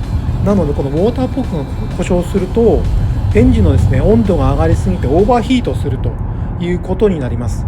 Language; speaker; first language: Japanese; native; Japanese